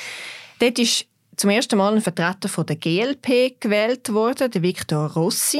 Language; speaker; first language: German; native; German